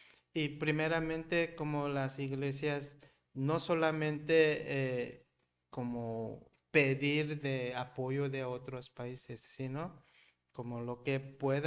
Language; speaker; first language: Spanish; non-native, learner; Korean